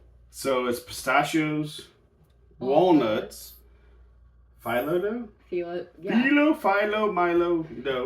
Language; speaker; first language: English; native; English